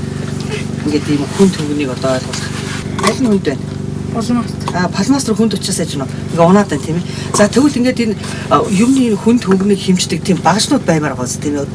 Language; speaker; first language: Mongolian; native; Mongolian